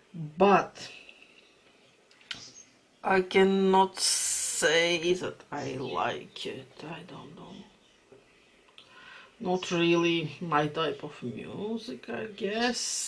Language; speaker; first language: English; non-native, fluent; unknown